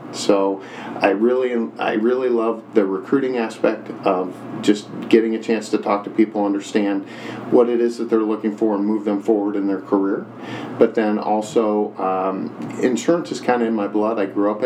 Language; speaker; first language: English; native; English